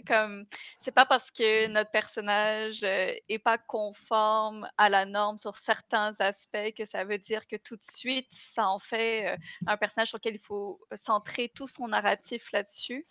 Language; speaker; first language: French; native; French